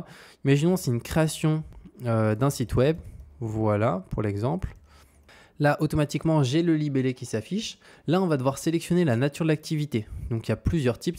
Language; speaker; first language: French; native; French